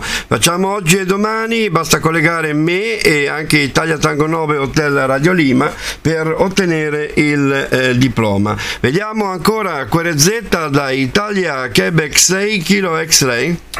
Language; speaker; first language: Italian; native; Italian